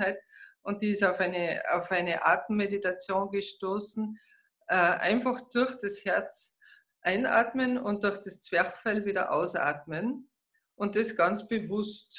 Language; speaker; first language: German; native; German